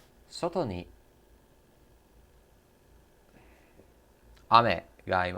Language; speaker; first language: Japanese; non-native, learner; English